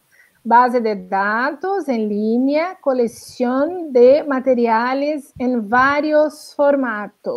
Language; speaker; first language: Spanish; non-native, learner; Portuguese